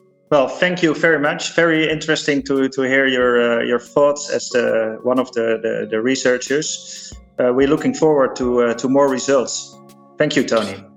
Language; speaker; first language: English; non-native, fluent; Dutch